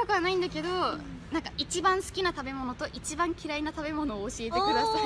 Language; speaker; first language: Japanese; native; Japanese